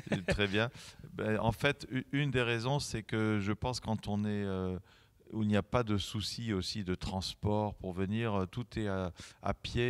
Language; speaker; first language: French; native; French